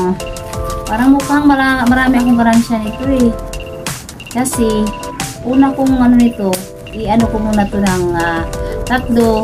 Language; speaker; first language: Filipino; non-native, local second language; Cebuano